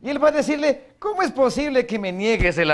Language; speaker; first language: Spanish; native; Spanish